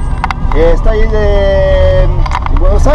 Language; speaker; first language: Spanish; non-native, learner; French